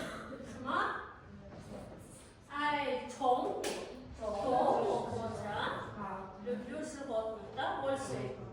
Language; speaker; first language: Russian; non-native, local second language; Kyrgyz